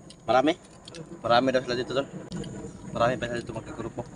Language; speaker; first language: Filipino; non-native, local second language; Cebuano